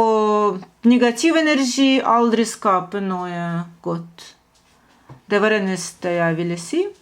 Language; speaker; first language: Norwegian; non-native, fluent; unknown